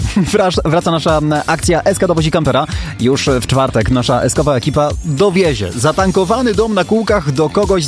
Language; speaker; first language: Polish; native; Polish